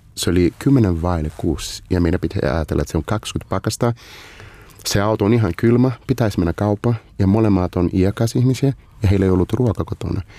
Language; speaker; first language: Finnish; non-native, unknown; Portuguese